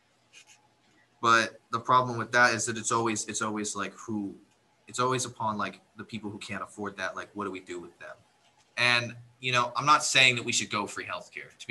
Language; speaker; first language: English; native; English